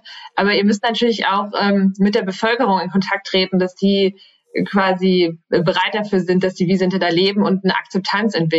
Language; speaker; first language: German; native; German